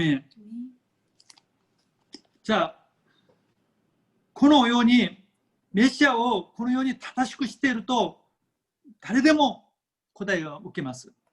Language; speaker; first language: Japanese; non-native, fluent; Korean